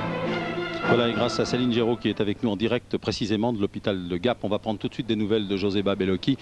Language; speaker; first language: French; native; French